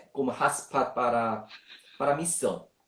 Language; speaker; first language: Portuguese; non-native, learner; Korean